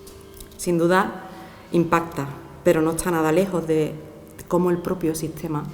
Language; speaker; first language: Spanish; native; Spanish